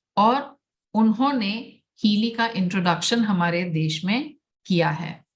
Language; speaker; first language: Hindi; non-native, local second language; Gujarati